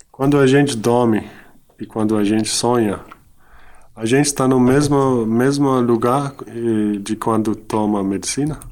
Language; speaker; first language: Portuguese; non-native, fluent; Dutch